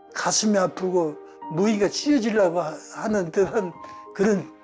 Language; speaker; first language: Korean; native; Korean